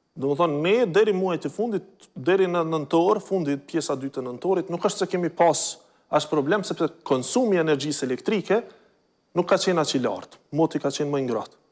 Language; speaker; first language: Albanian; native; Albanian